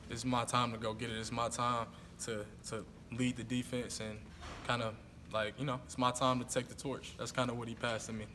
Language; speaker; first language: English; native; English